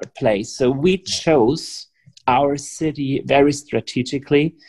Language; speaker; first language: English; non-native, fluent; German